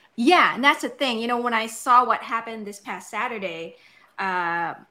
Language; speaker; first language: English; non-native, local second language; Filipino